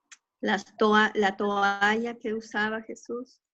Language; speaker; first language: Spanish; native; Spanish